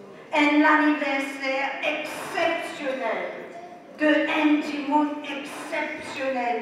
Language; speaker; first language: French; non-native, local second language; Morisyen